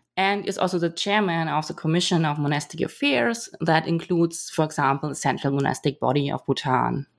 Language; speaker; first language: English; non-native, fluent; German